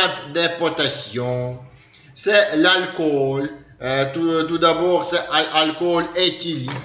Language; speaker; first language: French; non-native, learner; Ukrainian